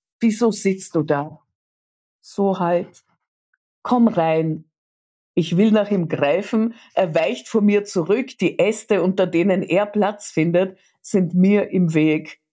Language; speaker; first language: German; early bilingual, other home language; Russian